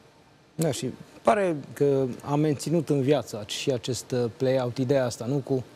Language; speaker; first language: Romanian; native; Romanian